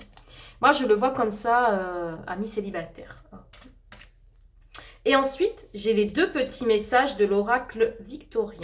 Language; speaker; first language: French; native; French